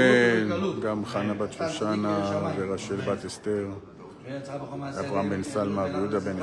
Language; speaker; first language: Hebrew; native; Hebrew